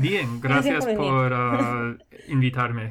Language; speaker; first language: Spanish; non-native, fluent; English